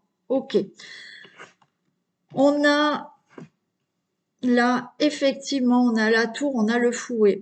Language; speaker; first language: French; native; French